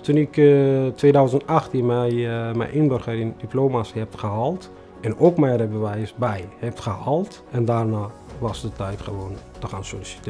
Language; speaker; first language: Dutch; non-native, fluent; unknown